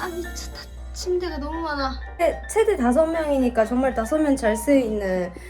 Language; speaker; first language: Korean; non-native, fluent; Japanese